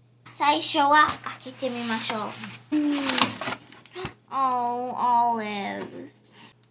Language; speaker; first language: Japanese; early bilingual, heritage; Japanese